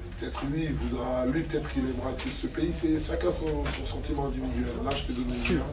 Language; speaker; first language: French; non-native, local second language; Lingala